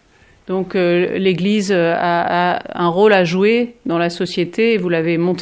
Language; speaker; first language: French; native; French